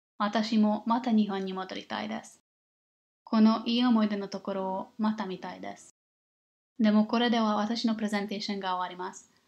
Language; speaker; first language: Japanese; non-native, learner; English